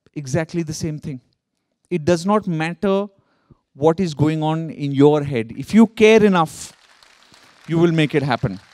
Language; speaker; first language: English; non-native, local second language; Hindi